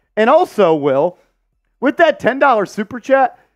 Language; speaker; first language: English; native; English